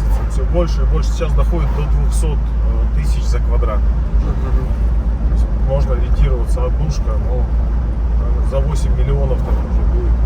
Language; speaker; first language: Russian; native; Russian